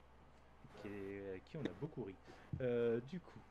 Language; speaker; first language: French; native; French